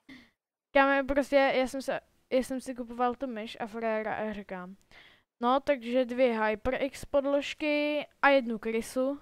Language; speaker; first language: Czech; native; Czech